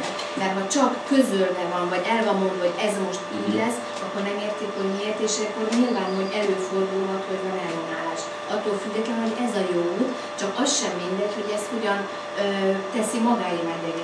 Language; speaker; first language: Hungarian; native; Hungarian